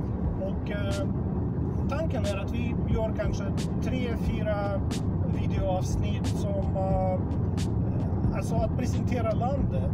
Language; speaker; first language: Swedish; non-native, fluent; Russian